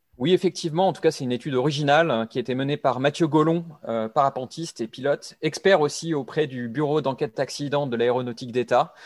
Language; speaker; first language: French; native; French